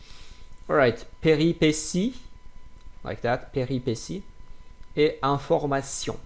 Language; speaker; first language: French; non-native, fluent; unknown